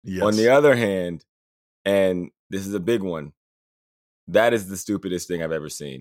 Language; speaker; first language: English; native; English